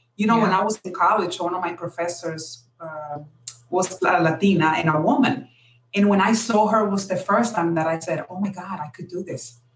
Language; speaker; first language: English; non-native, fluent; Spanish